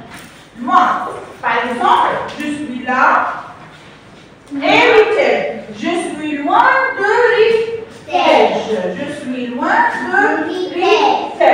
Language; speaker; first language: French; non-native, local second language; Arabic